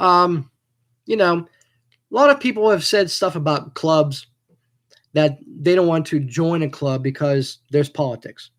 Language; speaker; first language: English; native; English